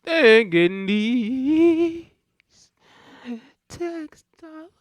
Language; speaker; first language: English; native; English